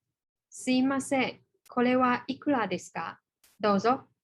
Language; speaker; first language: Japanese; non-native, fluent; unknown